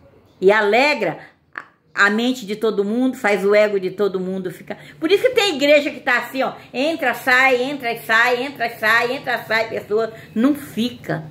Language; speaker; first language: Portuguese; native; Portuguese